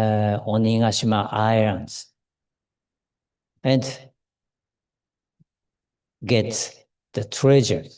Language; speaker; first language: English; non-native, learner; Japanese